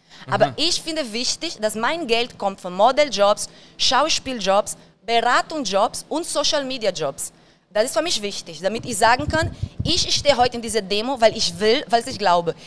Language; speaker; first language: German; non-native, fluent; Portuguese